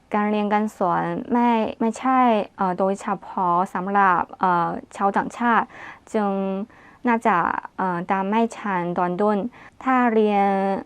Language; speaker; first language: Thai; non-native, learner; Chinese